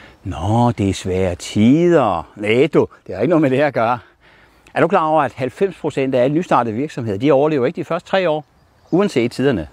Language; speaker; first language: Danish; native; Danish